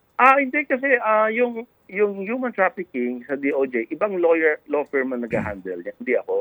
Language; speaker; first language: Filipino; native; Filipino